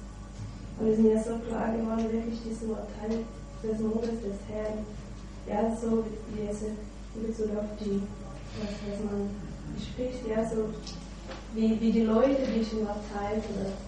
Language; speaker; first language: German; non-native, fluent; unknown